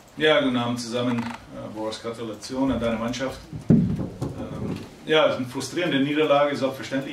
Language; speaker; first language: German; native; German